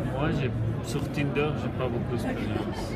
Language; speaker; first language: French; non-native, fluent; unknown